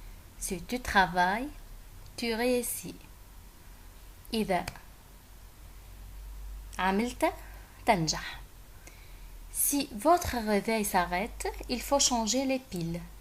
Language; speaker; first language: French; non-native, fluent; Arabic